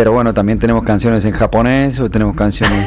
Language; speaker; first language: Spanish; native; Spanish